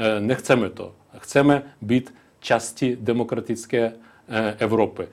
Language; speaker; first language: Czech; non-native, local second language; Ukrainian